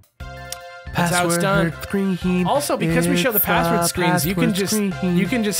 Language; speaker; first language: English; native; English